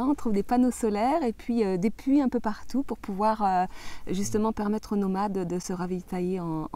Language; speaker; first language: French; native; French